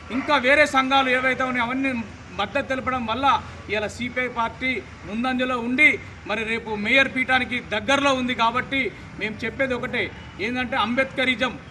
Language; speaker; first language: Telugu; native; Telugu